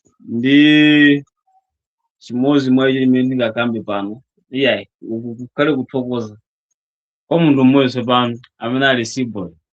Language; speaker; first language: Nyanja; non-native, local second language; Yao